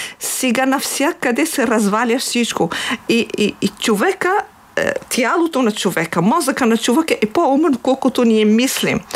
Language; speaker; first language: Bulgarian; non-native, fluent; Arabic